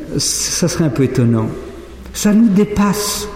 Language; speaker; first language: French; native; French